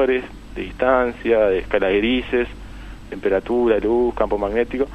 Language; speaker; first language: Spanish; native; Spanish